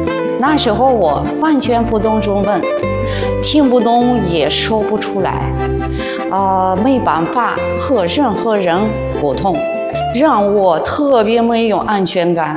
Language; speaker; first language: Chinese; non-native, fluent; Russian